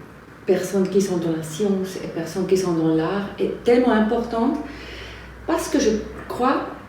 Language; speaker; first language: French; non-native, fluent; German